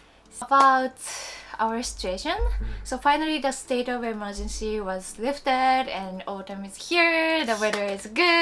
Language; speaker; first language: English; non-native, learner; Japanese